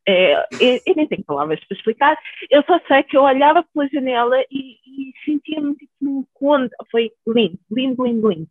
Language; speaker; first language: Portuguese; early bilingual, other home language; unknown